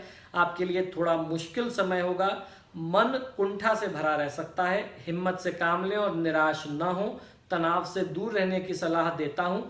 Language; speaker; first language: Hindi; native; Hindi